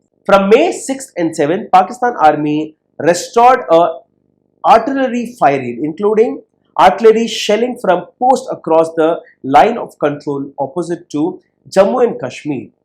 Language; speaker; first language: English; non-native, local second language; Tamil